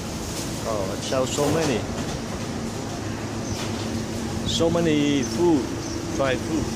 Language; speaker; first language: English; non-native, fluent; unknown